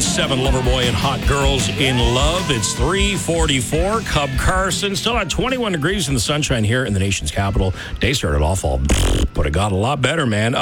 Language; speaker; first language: English; native; English